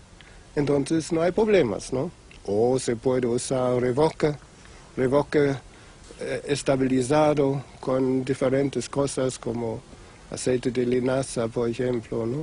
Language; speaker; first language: Spanish; non-native, fluent; German